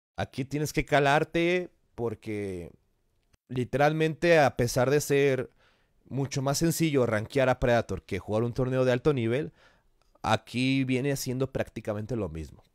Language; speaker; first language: Spanish; native; Spanish